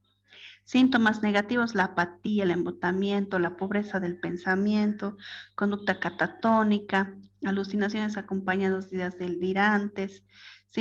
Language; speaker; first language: Spanish; native; Spanish